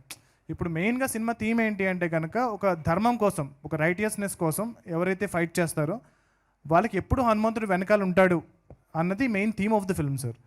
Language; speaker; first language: Telugu; native; Telugu